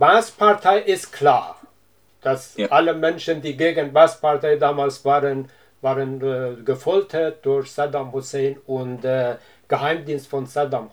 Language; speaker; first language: German; non-native, learner; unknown